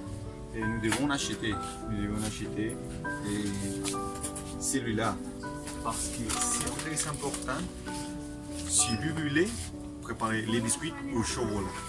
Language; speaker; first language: French; non-native, learner; Spanish